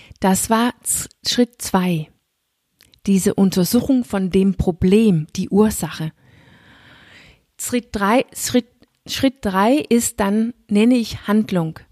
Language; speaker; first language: German; non-native, fluent; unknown